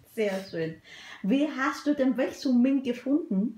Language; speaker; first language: German; non-native, fluent; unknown